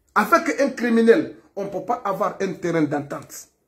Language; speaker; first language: French; non-native, local second language; Fula